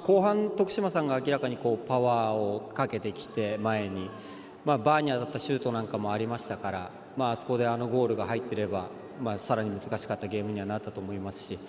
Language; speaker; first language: Japanese; native; Japanese